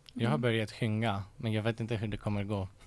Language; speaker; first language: Swedish; non-native, fluent; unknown